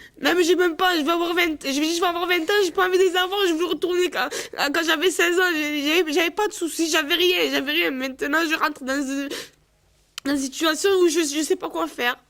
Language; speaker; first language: French; native; French